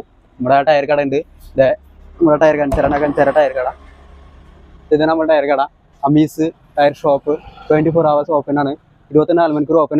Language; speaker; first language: Malayalam; non-native, local second language; Hindi